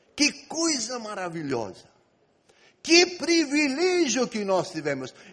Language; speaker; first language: Portuguese; non-native, fluent; Arabic